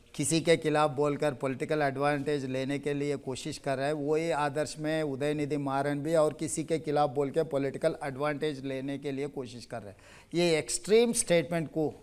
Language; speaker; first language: Hindi; non-native, local second language; Telugu